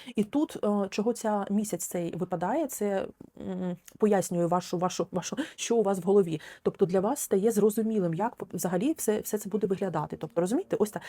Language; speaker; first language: Ukrainian; non-native, local second language; Russian